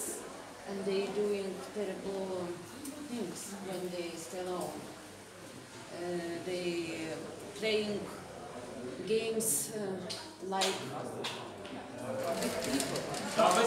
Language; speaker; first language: English; non-native, learner; Lithuanian